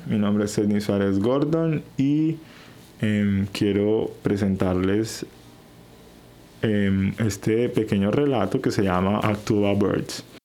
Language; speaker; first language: Spanish; non-native, local second language; English